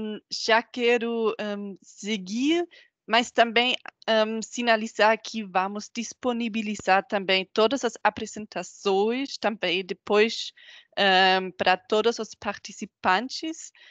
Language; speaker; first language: Portuguese; non-native, fluent; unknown